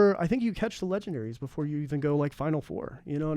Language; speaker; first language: English; native; English